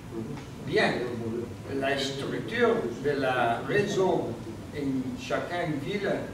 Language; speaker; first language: French; non-native, learner; Spanish